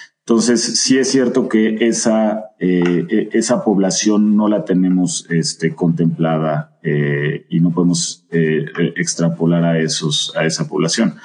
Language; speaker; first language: Spanish; native; Spanish